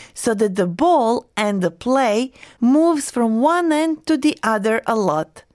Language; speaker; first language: English; non-native, fluent; Croatian